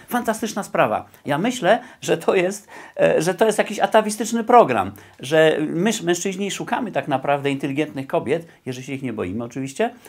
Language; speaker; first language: Polish; native; Polish